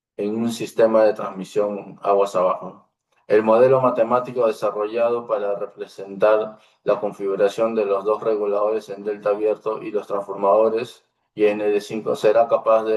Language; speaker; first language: Spanish; native; Spanish